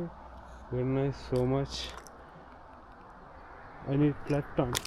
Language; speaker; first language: English; non-native, learner; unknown